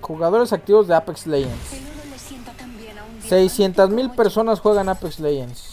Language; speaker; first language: Spanish; native; Spanish